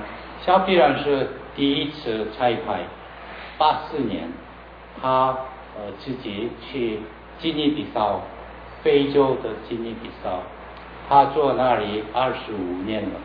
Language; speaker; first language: Chinese; non-native, learner; Korean